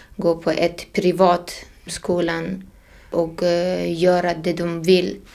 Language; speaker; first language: Swedish; non-native, fluent; Persian